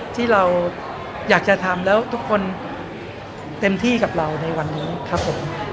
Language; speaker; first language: Thai; native; Thai